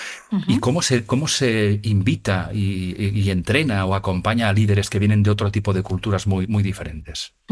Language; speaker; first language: Spanish; native; Spanish